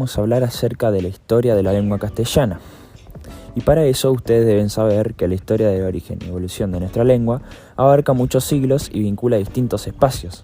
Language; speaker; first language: Spanish; native; Spanish